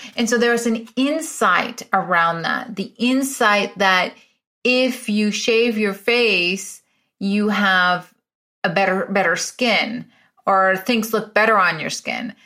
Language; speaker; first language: English; early bilingual, other home language; Spanish